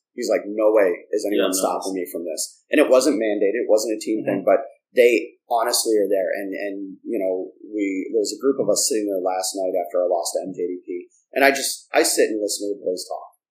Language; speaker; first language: English; native; English